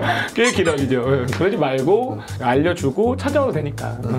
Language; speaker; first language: Korean; native; Korean